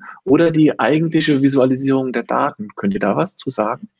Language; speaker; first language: German; native; German